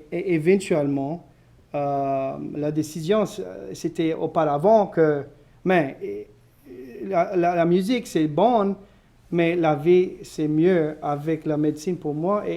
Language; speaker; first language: French; non-native, local second language; English